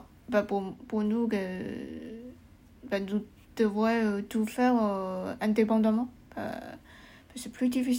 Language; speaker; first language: French; non-native, learner; Chinese